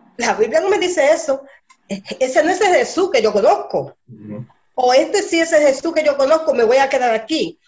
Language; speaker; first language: Spanish; early bilingual, heritage; Spanish